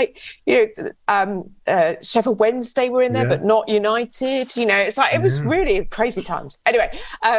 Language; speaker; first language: English; native; English